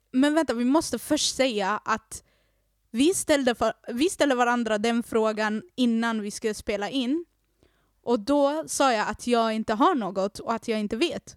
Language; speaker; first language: Swedish; early bilingual, other home language; Arabic